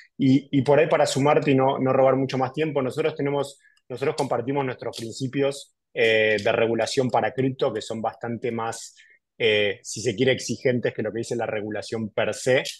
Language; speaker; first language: Spanish; native; Spanish